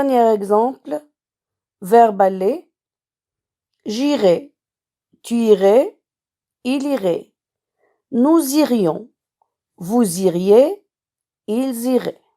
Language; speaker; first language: French; non-native, local second language; Arabic